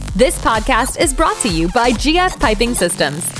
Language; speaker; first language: English; non-native, fluent; French